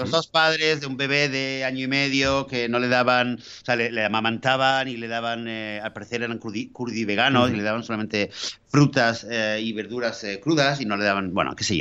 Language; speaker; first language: Spanish; native; Spanish